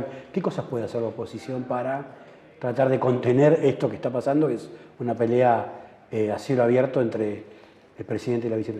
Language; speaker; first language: Spanish; native; Spanish